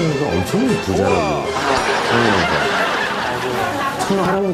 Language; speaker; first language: Korean; native; Korean